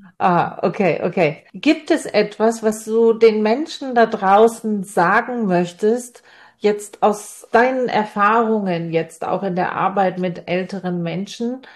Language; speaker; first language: German; native; German